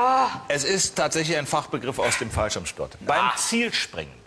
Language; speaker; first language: German; native; German